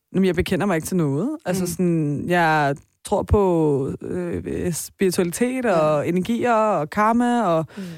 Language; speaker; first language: Danish; early bilingual, other home language; Persian